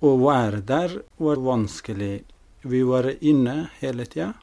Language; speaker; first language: Norwegian; non-native, fluent; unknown